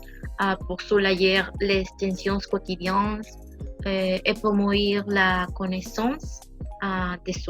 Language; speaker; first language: French; non-native, learner; Spanish